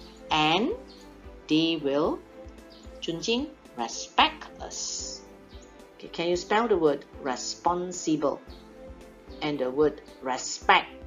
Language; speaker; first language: English; non-native, local second language; Chinese